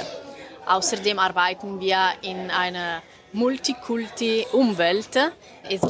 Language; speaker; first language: German; non-native, fluent; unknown